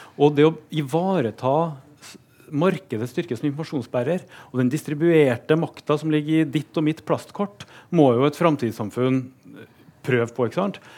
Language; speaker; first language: Norwegian; native; Norwegian